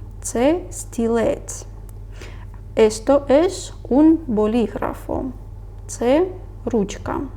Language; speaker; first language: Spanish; non-native, fluent; Ukrainian